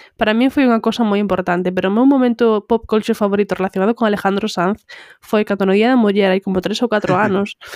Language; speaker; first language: Galician; non-native, local second language; Spanish